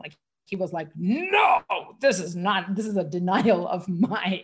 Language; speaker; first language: English; non-native, local second language; Hindi